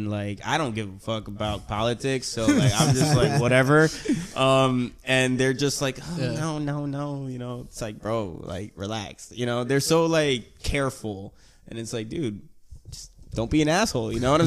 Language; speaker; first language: English; early bilingual, other home language; Spanish